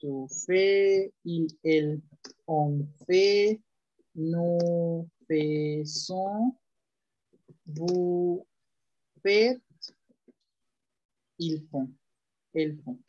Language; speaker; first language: French; non-native, fluent; Spanish